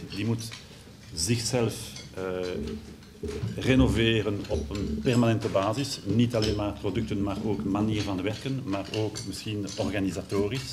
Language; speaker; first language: Dutch; non-native, local second language; French